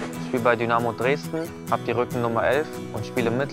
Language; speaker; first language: German; early bilingual, other home language; Kurdish